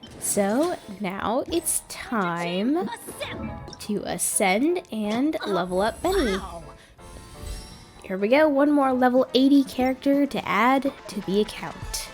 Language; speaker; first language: English; native; English